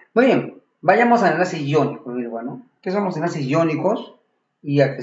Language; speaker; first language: Spanish; native; Spanish